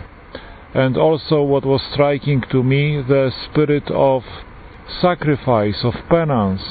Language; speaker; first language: English; non-native, fluent; Polish